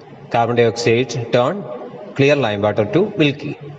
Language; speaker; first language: English; non-native, local second language; Malayalam